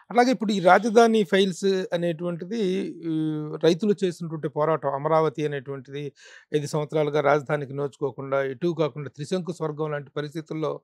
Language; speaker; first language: Telugu; native; Telugu